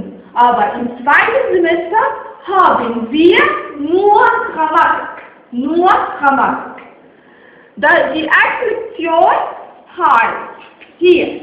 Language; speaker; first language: German; non-native, fluent; Arabic